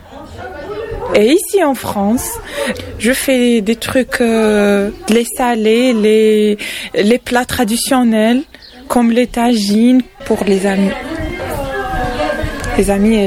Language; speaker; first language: French; non-native, local second language; Arabic